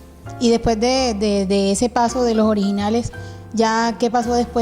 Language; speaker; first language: Spanish; native; Spanish